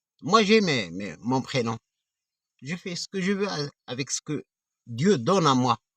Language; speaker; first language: French; non-native, fluent; Arabic